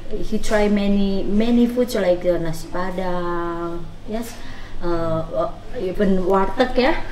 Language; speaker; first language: English; non-native, learner; Indonesian